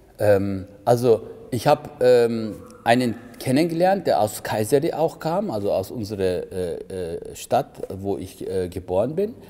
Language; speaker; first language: German; early bilingual, other home language; Turkish